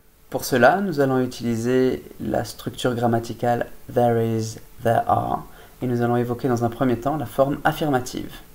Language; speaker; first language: French; native; French